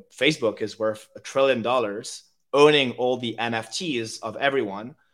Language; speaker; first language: English; non-native, fluent; French